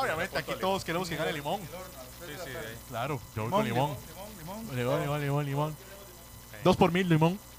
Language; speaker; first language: Spanish; native; Spanish